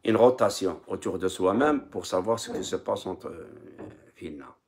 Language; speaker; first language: French; non-native, local second language; Arabic